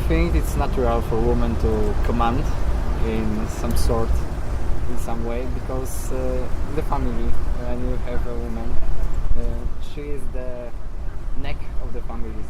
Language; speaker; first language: English; non-native, learner; Polish